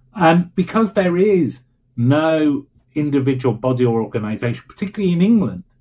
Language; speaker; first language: English; native; English